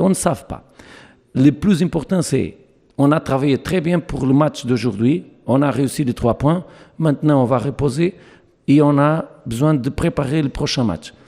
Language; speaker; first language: French; non-native, learner; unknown